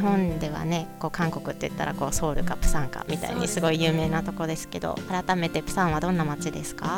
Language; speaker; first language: Japanese; native; Japanese